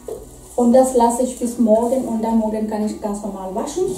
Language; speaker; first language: German; non-native, fluent; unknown